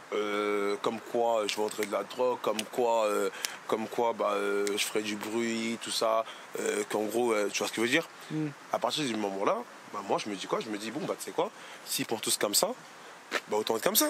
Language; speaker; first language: French; native; French